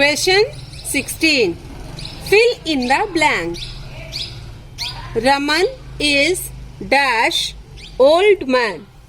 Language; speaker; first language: English; non-native, local second language; Hindi